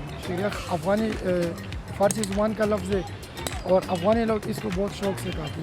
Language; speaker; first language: Hindi; non-native, local second language; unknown